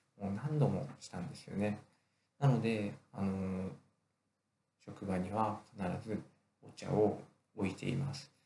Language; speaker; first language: Japanese; native; Japanese